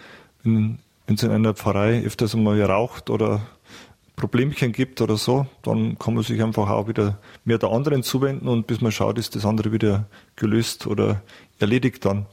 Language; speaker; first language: German; native; German